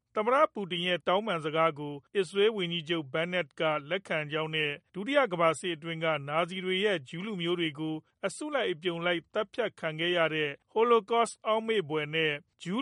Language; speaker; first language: Burmese; native; Burmese